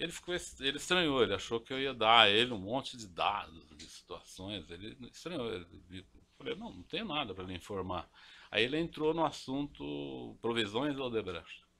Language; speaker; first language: Portuguese; native; Portuguese